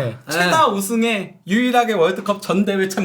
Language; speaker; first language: Korean; native; Korean